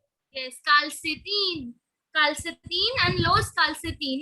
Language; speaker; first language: Spanish; non-native, learner; Hindi